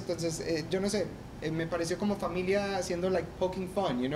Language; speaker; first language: Spanish; early bilingual, heritage; Spanish